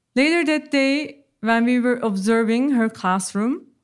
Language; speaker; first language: English; non-native, fluent; Turkish